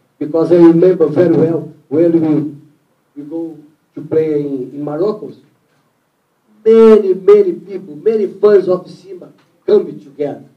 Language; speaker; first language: English; non-native, learner; Portuguese